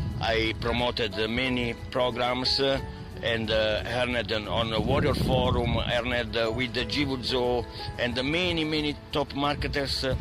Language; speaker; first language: English; non-native, learner; Italian